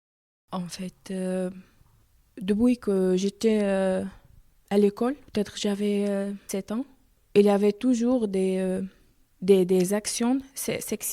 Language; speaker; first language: French; non-native, learner; Arabic